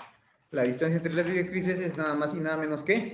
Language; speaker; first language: Spanish; native; Spanish